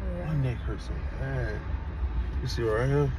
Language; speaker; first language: English; native; English